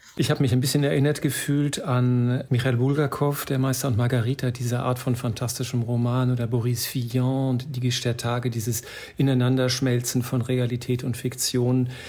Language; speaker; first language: German; native; German